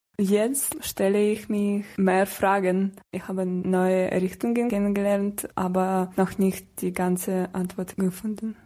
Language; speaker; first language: German; non-native, learner; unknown